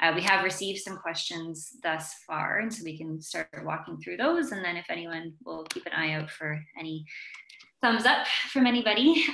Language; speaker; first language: English; native; English